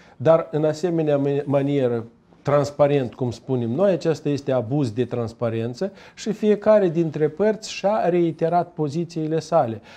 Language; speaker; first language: Romanian; native; Romanian